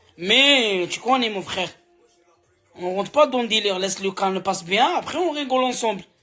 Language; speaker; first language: French; non-native, learner; Arabic